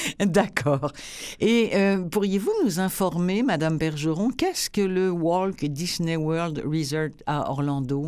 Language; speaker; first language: French; native; French